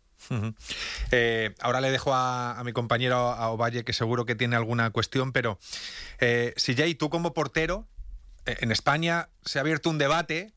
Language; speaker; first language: Spanish; native; Spanish